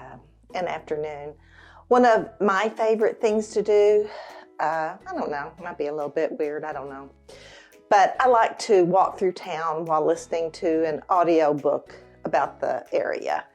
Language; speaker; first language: English; native; English